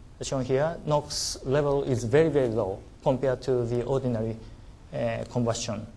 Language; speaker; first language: English; non-native, learner; Japanese